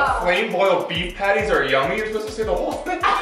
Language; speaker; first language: English; native; English